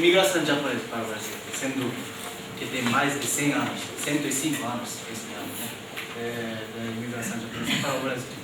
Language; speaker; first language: Portuguese; non-native, fluent; Japanese